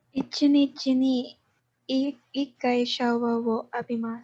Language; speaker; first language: Japanese; non-native, learner; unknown